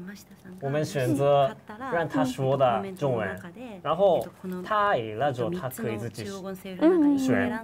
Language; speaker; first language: Chinese; non-native, fluent; Japanese